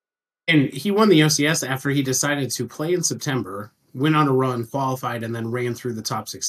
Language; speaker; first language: English; native; English